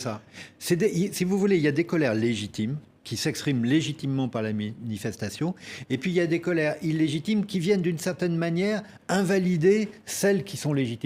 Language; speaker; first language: French; native; French